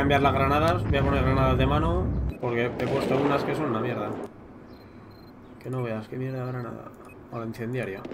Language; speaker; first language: Spanish; native; Spanish